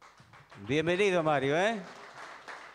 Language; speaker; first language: Spanish; native; Spanish